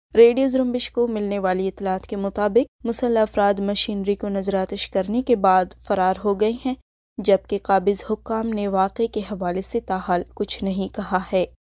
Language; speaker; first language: Urdu; non-native, local second language; Baluchi